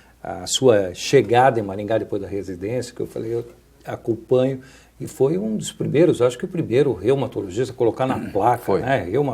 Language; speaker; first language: Portuguese; native; Portuguese